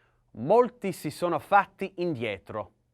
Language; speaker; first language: Italian; non-native, learner; English